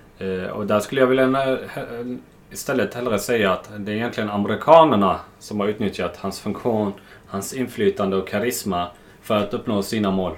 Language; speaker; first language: Swedish; non-native, fluent; Arabic